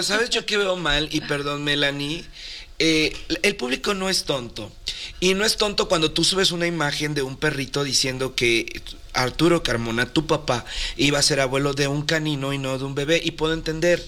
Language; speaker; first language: Spanish; native; Spanish